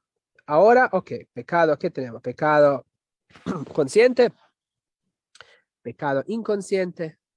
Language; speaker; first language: Spanish; non-native, fluent; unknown